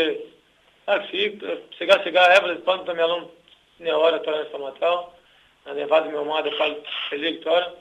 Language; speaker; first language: Greek; non-native, learner; Portuguese